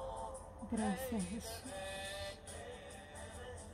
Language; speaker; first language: Spanish; native; Spanish